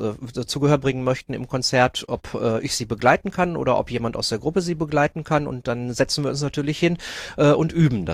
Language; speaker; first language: German; native; German